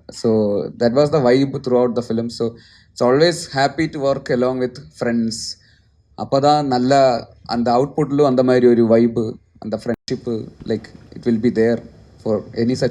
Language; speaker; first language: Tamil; non-native, learner; Malayalam